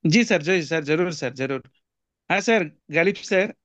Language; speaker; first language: Hindi; non-native, local second language; Telugu